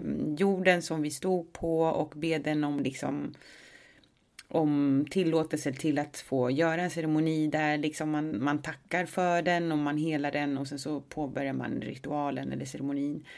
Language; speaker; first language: Swedish; native; Swedish